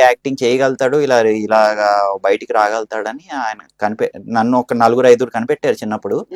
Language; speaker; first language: Telugu; early bilingual, heritage; Telugu